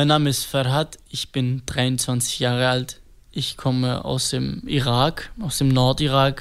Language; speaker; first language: German; non-native, fluent; Kurdish